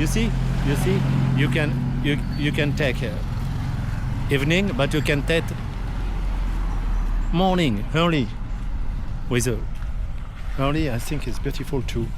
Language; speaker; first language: English; non-native, learner; French